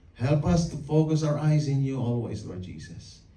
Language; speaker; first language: English; non-native, local second language; Filipino